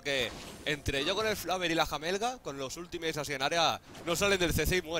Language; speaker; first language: Spanish; native; Spanish